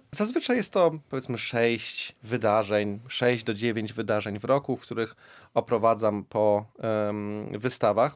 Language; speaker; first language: Polish; early bilingual, heritage; Polish